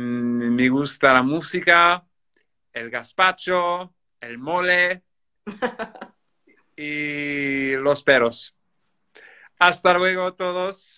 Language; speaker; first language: Spanish; non-native, learner; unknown